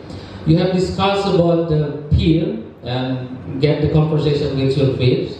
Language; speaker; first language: English; non-native, learner; Indonesian